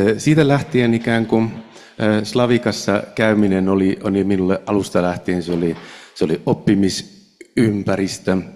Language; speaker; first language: Finnish; native; Finnish